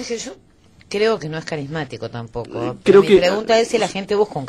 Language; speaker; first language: Spanish; native; Spanish